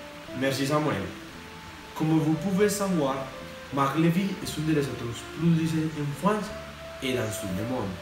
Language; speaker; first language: French; non-native, learner; Spanish